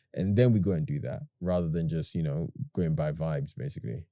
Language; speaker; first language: English; native; English